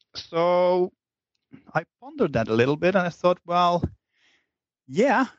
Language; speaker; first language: English; non-native, fluent; Dutch